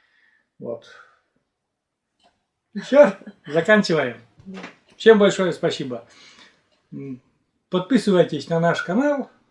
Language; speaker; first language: Russian; native; Russian